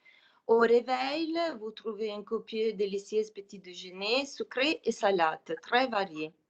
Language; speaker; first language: French; non-native, fluent; Italian